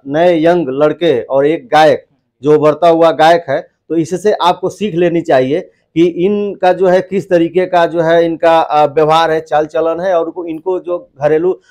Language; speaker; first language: Hindi; non-native, local second language; Bhojpuri